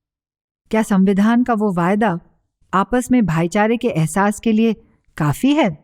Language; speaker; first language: Hindi; native; Hindi